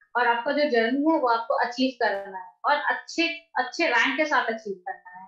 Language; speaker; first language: Hindi; native; Hindi